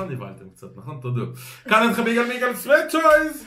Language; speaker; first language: Hebrew; native; Hebrew